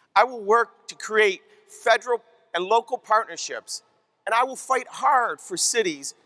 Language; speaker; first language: English; native; English